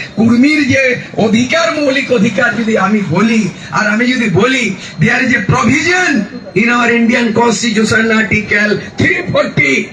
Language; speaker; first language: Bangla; non-native, local second language; Santali